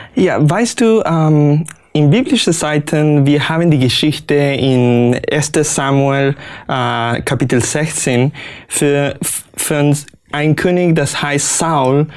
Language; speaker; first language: German; non-native, learner; Spanish